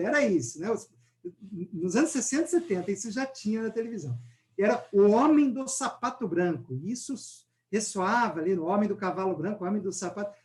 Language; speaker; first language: Portuguese; native; Portuguese